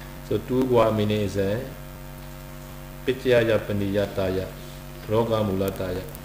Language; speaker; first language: English; non-native, learner; Burmese